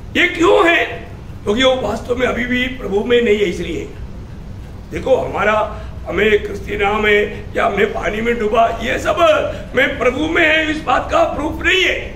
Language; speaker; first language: Hindi; non-native, local second language; Malayalam